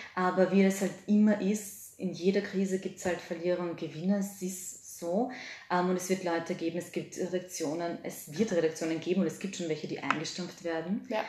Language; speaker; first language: German; early bilingual, other home language; Serbian